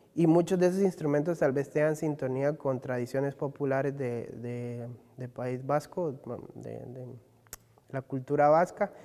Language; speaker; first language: Spanish; native; Spanish